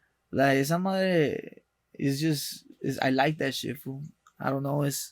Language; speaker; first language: English; early bilingual, other home language; Spanish